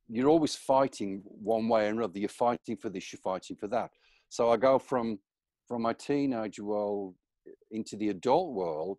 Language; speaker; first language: English; native; English